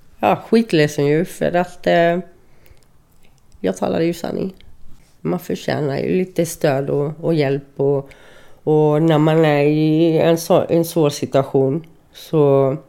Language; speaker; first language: Swedish; early bilingual, other home language; Spanish